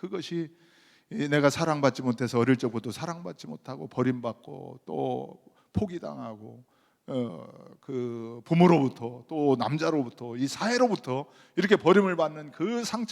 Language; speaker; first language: Korean; native; Korean